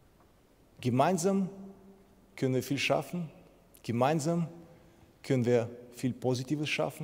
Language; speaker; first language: German; non-native, fluent; Ukrainian